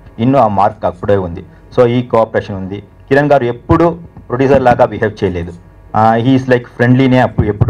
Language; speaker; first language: Telugu; non-native, learner; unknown